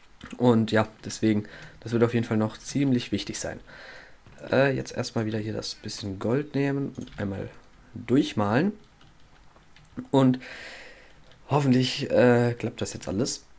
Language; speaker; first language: German; native; German